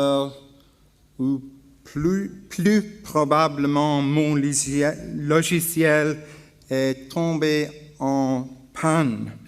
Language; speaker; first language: French; non-native, learner; English